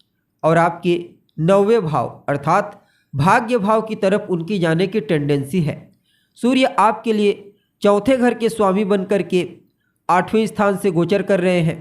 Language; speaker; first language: Hindi; native; Hindi